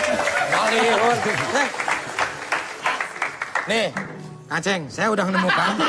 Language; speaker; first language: Indonesian; native; Indonesian